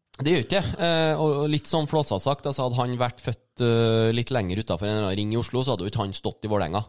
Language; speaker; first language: Norwegian; native; Norwegian